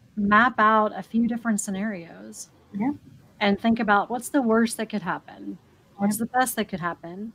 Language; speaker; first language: English; native; English